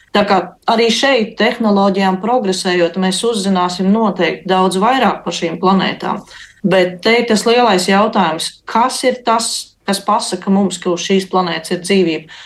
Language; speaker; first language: Latvian; native; Latvian